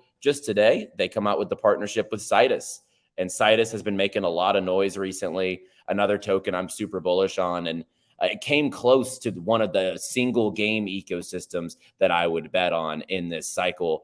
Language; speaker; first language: English; native; English